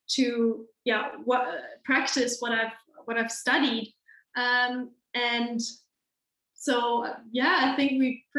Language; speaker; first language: English; non-native, fluent; German